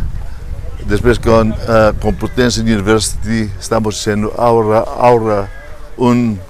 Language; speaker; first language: Spanish; non-native, fluent; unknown